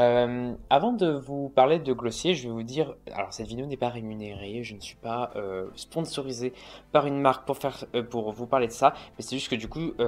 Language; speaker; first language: French; native; French